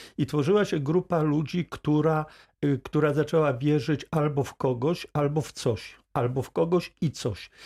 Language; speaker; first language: Polish; native; Polish